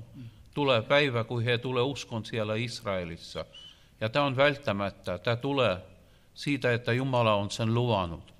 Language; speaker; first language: Finnish; non-native, learner; Russian